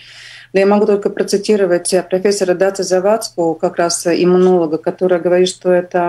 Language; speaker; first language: Russian; non-native, local second language; Latvian